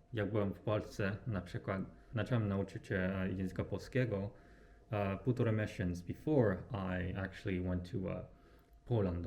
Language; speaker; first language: Polish; non-native, learner; Japanese